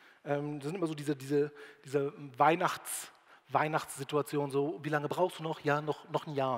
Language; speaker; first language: German; native; German